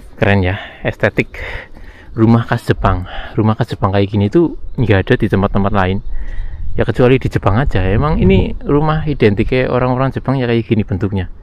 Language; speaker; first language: Indonesian; native; Indonesian